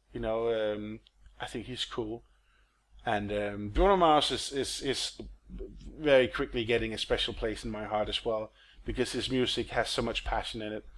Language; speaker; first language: English; non-native, fluent; Danish